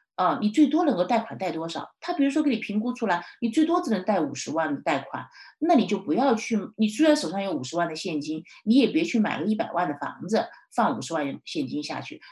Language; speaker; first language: Chinese; native; Chinese